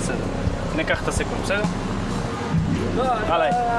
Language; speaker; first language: Hebrew; non-native, fluent; Portuguese